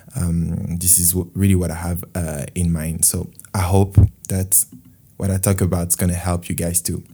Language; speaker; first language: English; non-native, fluent; French